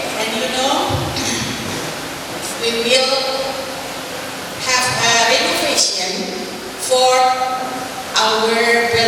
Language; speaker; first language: English; non-native, fluent; Indonesian